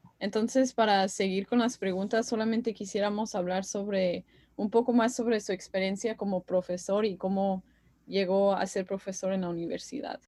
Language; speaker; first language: Spanish; early bilingual, heritage; Spanish